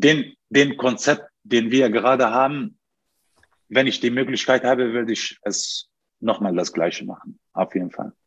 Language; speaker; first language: German; non-native, fluent; Turkish